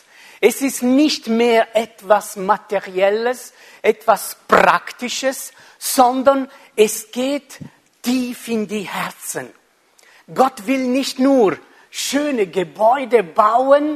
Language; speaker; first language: German; non-native, fluent; Italian